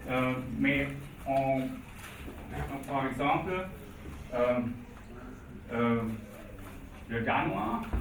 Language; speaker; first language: French; non-native, fluent; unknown